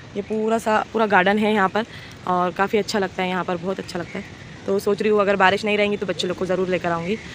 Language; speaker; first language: Hindi; non-native, local second language; Urdu